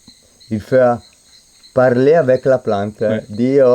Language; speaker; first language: French; non-native, fluent; Spanish